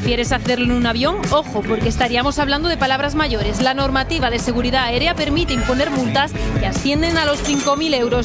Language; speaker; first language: Spanish; native; Spanish